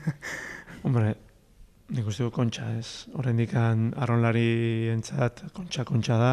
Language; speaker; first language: Basque; native; Basque